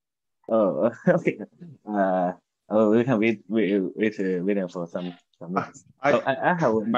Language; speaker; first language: English; non-native, learner; Chinese